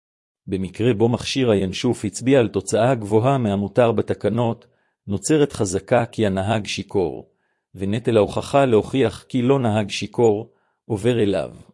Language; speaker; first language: Hebrew; native; Hebrew